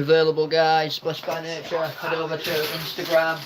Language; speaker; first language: English; native; English